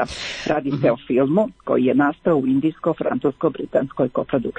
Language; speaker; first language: Croatian; native; Croatian